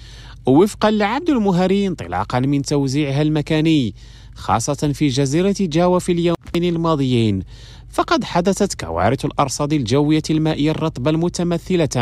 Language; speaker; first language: Arabic; non-native, fluent; Indonesian